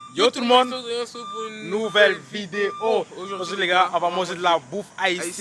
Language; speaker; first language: French; native; French